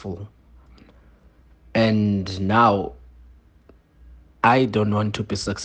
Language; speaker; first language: English; non-native, local second language; Xhosa